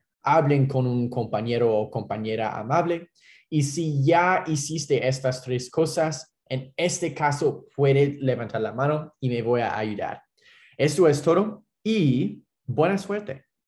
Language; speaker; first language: Spanish; non-native, fluent; English